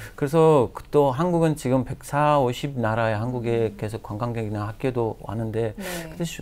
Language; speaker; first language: Korean; non-native, learner; Persian